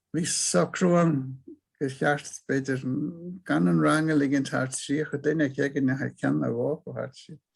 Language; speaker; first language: Irish; native; Irish